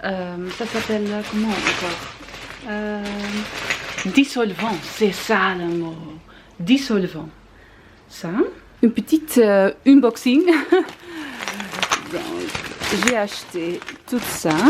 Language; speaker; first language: French; non-native, learner; Dutch